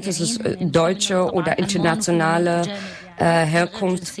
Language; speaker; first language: German; non-native, learner; Arabic